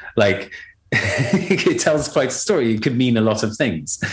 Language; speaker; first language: English; native; English